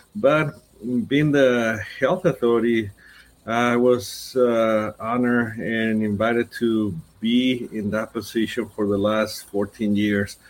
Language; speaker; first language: English; non-native, fluent; Spanish